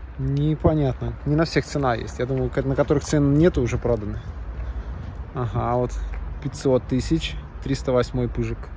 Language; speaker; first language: Russian; native; Russian